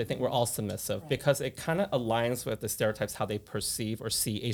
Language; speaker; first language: English; native; English